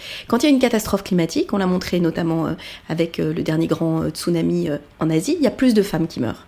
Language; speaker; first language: French; native; French